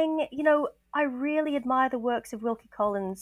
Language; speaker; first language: English; native; English